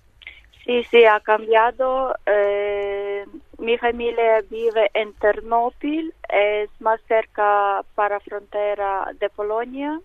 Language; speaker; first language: Spanish; non-native, learner; Ukrainian